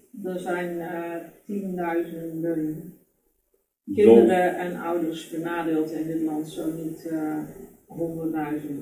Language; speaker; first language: Dutch; native; Dutch